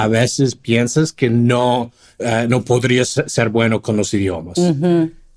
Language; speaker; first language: Spanish; non-native, fluent; English